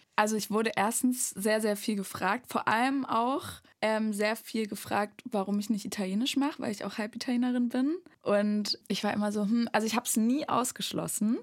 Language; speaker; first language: German; native; German